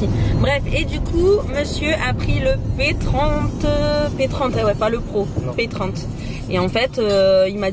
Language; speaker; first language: French; native; French